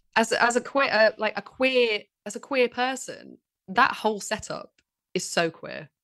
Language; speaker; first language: English; native; English